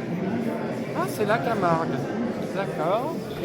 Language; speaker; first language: French; native; French